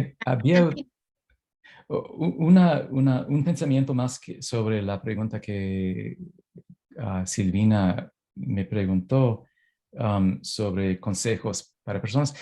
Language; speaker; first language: Spanish; non-native, fluent; English